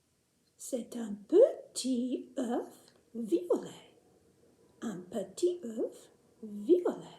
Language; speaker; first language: French; non-native, fluent; English